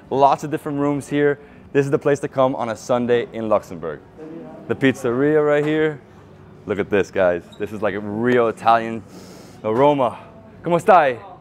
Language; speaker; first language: English; early bilingual, other home language; Italian